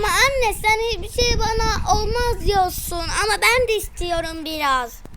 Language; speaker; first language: Turkish; early bilingual, heritage; Turkish